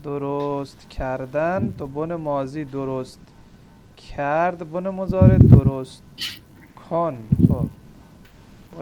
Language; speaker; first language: Persian; non-native, fluent; Urdu